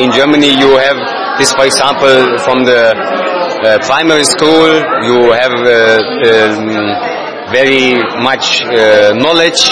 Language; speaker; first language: English; non-native, learner; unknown